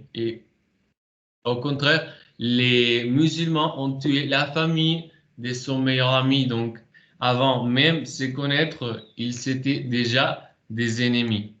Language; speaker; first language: French; non-native, fluent; Spanish